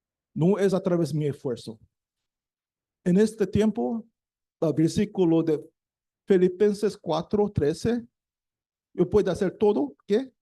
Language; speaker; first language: Spanish; non-native, learner; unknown